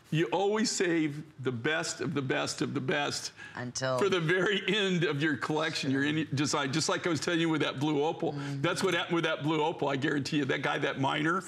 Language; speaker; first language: English; native; English